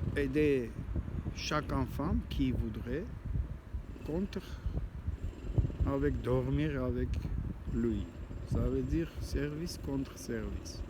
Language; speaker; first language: French; non-native, learner; Armenian